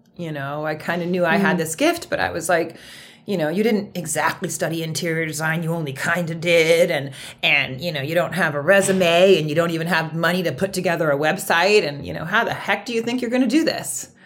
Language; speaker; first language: English; native; English